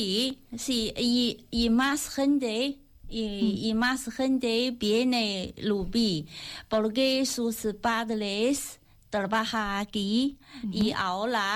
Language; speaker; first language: Spanish; non-native, learner; Chinese